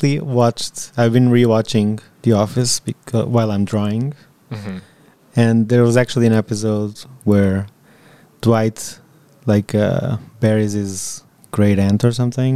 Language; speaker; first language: English; non-native, fluent; Portuguese